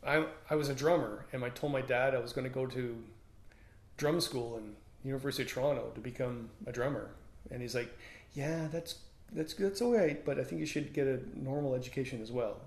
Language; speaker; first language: English; native; English